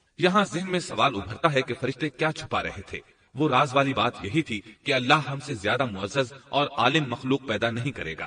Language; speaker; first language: Urdu; native; Urdu